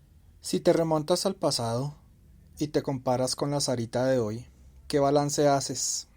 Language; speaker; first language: Spanish; native; Spanish